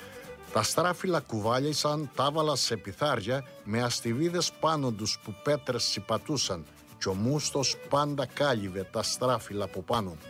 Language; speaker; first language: Greek; native; Greek